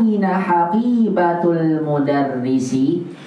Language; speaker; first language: Arabic; non-native, fluent; Indonesian